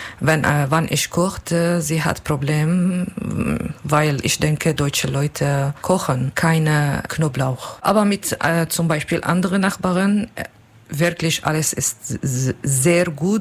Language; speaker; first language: German; non-native, learner; Kurdish